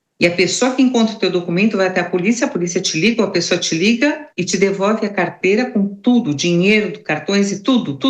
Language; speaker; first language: Portuguese; native; Portuguese